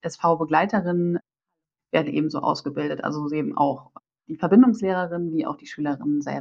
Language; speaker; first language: German; native; German